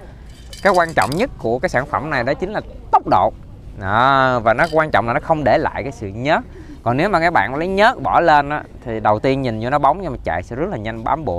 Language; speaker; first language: Vietnamese; native; Vietnamese